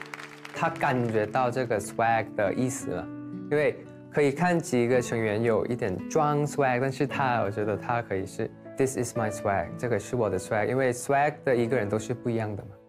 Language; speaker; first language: Chinese; non-native, learner; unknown